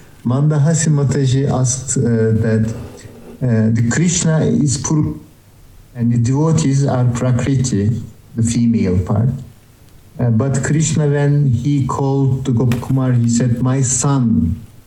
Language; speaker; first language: English; non-native, fluent; Turkish